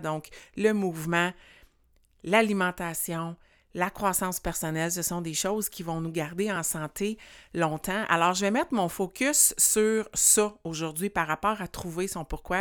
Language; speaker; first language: French; native; French